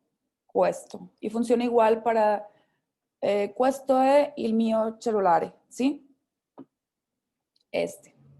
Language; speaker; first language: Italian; non-native, fluent; Spanish